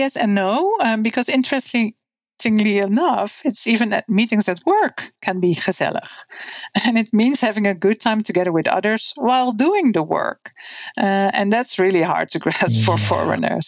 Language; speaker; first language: English; non-native, fluent; Dutch